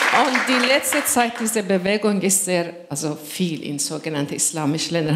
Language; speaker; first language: German; non-native, fluent; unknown